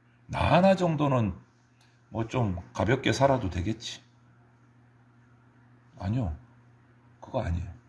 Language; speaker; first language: Korean; native; Korean